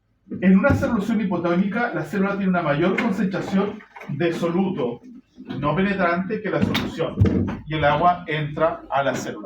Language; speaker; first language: Spanish; native; Spanish